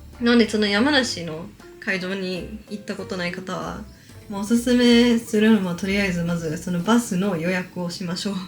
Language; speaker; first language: Japanese; early bilingual, heritage; Japanese